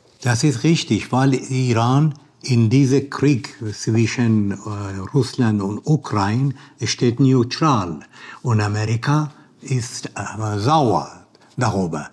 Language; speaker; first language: German; non-native, learner; Persian